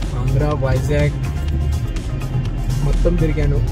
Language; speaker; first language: Telugu; non-native, local second language; Kannada